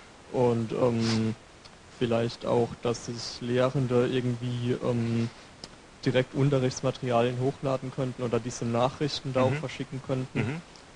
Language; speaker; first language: German; native; German